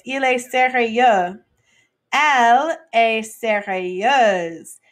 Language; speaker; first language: French; non-native, fluent; English